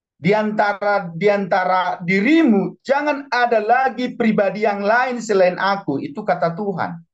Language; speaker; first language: Indonesian; non-native, local second language; Batak Toba